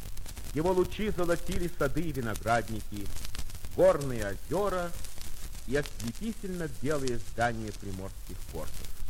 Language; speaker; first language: Russian; native; Russian